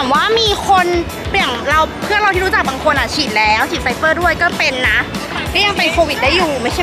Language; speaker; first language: Thai; native; Thai